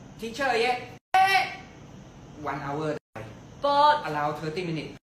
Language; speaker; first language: English; non-native, learner; Thai